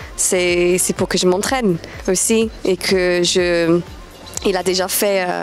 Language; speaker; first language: French; non-native, fluent; English